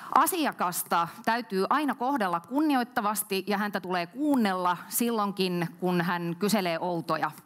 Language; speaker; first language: Finnish; native; Finnish